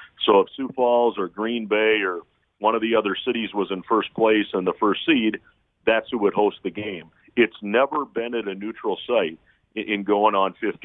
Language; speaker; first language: English; native; English